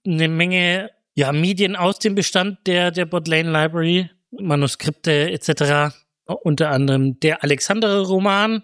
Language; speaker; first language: German; native; German